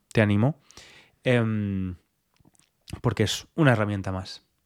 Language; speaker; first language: Spanish; native; Spanish